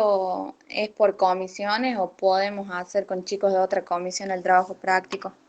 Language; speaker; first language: Spanish; native; Spanish